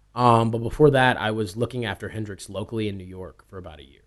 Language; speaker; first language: English; native; English